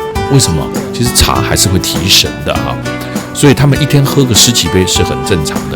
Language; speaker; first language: Chinese; native; Chinese